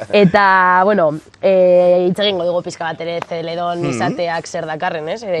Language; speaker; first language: Basque; non-native, local second language; Spanish